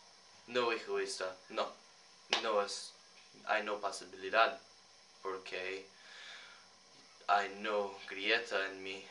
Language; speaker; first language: Spanish; non-native, learner; English